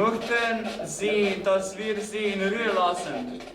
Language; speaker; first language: German; non-native, learner; Slovenian